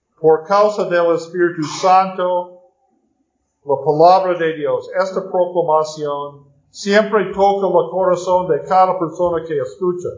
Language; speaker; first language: Spanish; non-native, learner; English